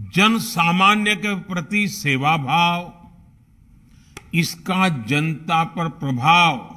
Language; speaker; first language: Hindi; non-native, local second language; Gujarati